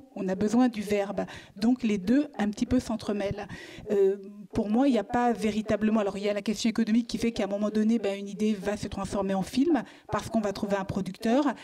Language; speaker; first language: French; native; French